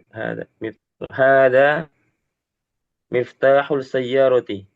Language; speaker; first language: Arabic; non-native, learner; Indonesian